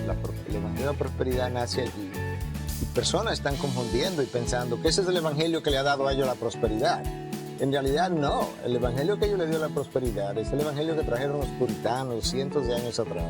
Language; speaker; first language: Spanish; native; Spanish